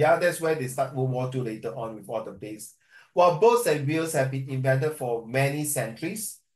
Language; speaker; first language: English; non-native, local second language; Chinese